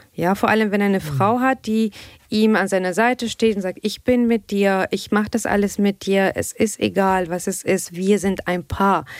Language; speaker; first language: German; non-native, fluent; Arabic